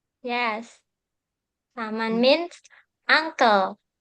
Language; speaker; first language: English; non-native, fluent; Indonesian